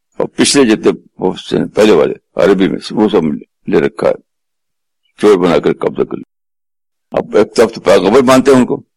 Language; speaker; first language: Urdu; native; Urdu